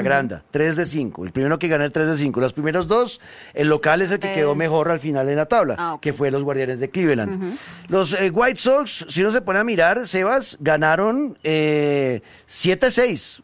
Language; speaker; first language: Spanish; native; Spanish